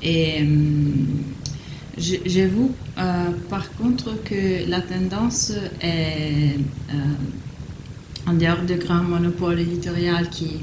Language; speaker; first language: French; non-native, fluent; Italian